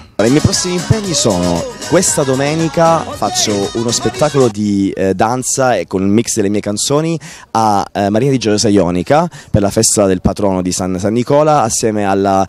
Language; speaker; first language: Italian; native; Italian